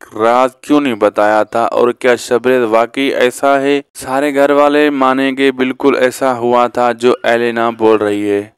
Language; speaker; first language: Urdu; non-native, local second language; Sindhi